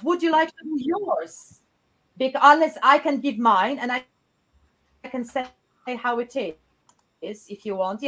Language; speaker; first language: English; non-native, fluent; Polish